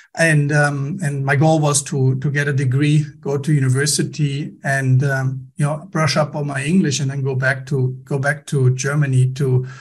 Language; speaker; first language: English; non-native, fluent; German